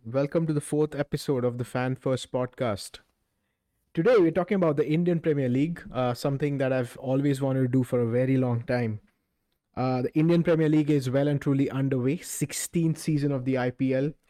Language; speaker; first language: English; non-native, local second language; Hindi